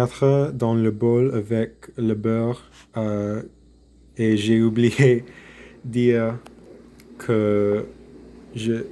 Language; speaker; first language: French; non-native, learner; English